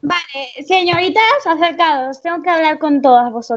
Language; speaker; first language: Spanish; native; Spanish